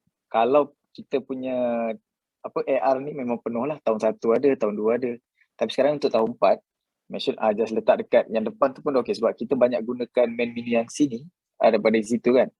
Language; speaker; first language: Malay; native; Malay